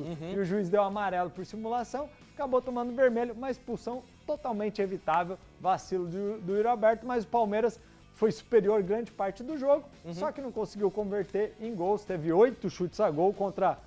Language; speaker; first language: Portuguese; native; Portuguese